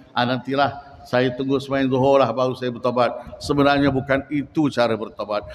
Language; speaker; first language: Malay; native; Malay